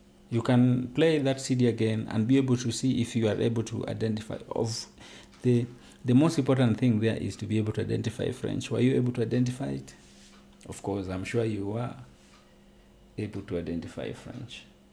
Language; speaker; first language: English; non-native, local second language; Luo (Kenya and Tanzania)